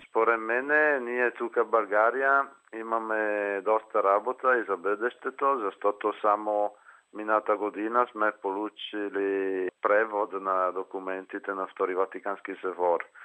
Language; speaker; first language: Bulgarian; non-native, fluent; Italian